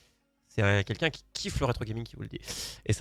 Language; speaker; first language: French; native; French